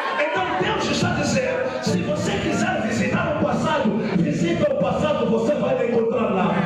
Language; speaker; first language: Portuguese; non-native, local second language; Tsonga